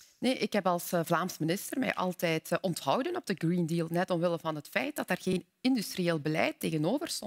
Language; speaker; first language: Dutch; native; Dutch